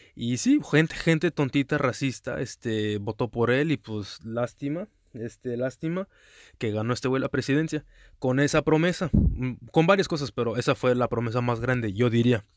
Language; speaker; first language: Spanish; early bilingual, heritage; Spanish